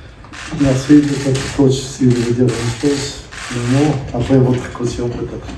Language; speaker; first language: French; non-native, learner; Arabic